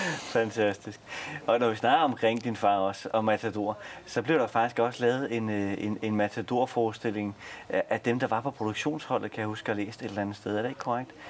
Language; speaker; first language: Danish; native; Danish